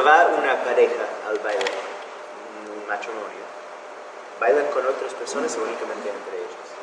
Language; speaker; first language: Spanish; non-native, fluent; English